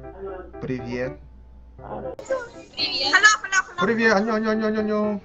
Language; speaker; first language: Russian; non-native, learner; Korean